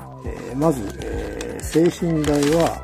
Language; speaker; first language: Japanese; native; Japanese